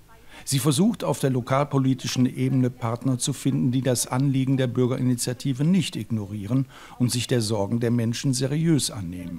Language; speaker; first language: German; native; German